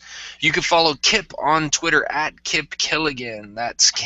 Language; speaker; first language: English; native; English